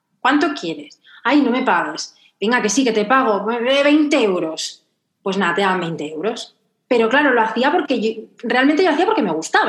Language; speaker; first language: Spanish; native; Spanish